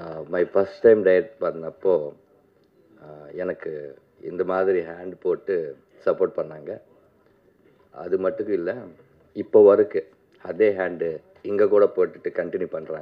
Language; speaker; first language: Tamil; non-native, learner; Telugu